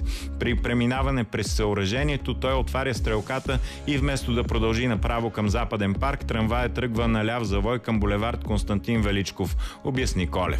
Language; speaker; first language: Bulgarian; native; Bulgarian